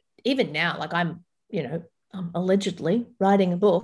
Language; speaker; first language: English; early bilingual, other home language; Arabic